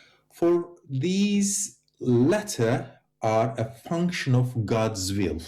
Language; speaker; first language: English; non-native, fluent; Turkish